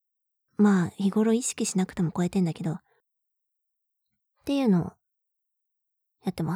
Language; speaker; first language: Japanese; native; Japanese